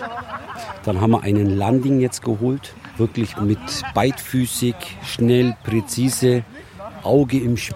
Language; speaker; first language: German; early bilingual, other home language; Turkish